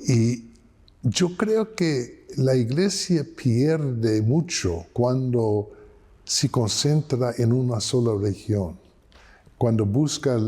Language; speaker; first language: Spanish; non-native, fluent; English